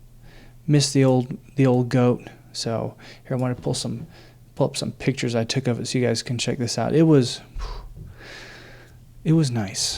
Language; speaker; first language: English; native; English